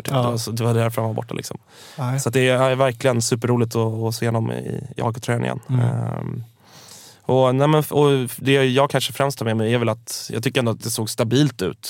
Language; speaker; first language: Swedish; native; Swedish